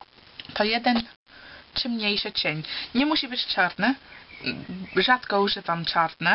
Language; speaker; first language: Polish; early bilingual, heritage; Polish